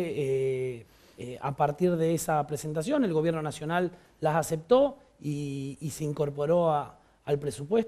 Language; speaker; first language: Spanish; native; Spanish